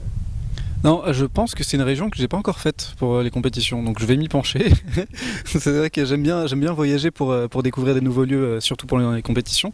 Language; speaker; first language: French; native; French